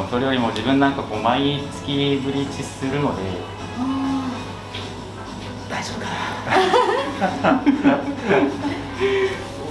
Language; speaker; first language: Japanese; native; Japanese